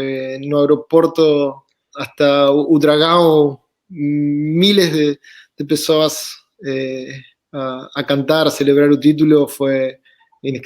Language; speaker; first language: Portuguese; non-native, fluent; Spanish